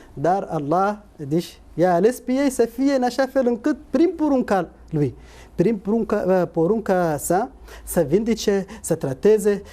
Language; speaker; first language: Romanian; non-native, fluent; Arabic